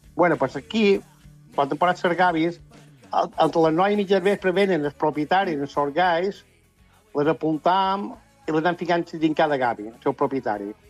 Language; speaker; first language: Catalan; native; Catalan